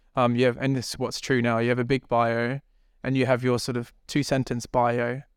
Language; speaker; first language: English; native; English